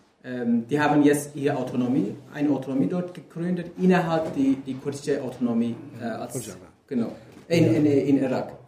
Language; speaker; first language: German; non-native, fluent; Kurdish